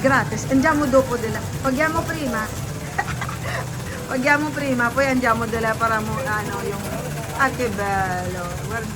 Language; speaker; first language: Italian; non-native, learner; Filipino